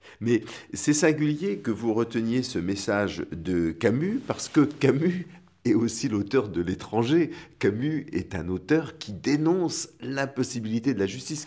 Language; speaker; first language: French; native; French